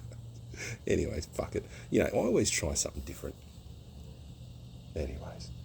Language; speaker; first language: English; native; English